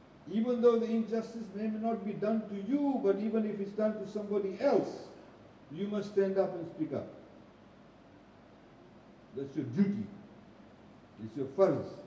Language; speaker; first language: English; non-native, local second language; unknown